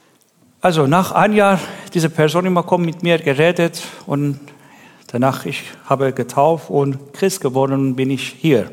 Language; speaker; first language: German; non-native, learner; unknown